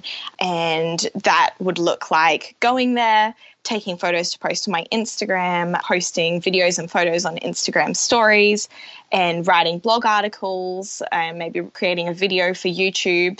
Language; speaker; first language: English; native; English